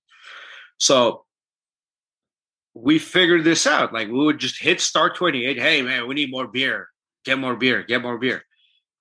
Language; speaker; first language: English; non-native, fluent; Armenian